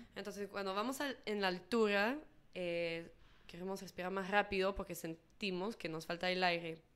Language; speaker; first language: Spanish; non-native, fluent; English